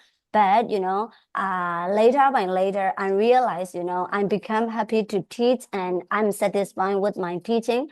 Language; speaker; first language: English; non-native, fluent; Burmese